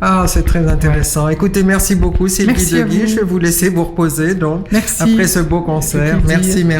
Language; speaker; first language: French; native; French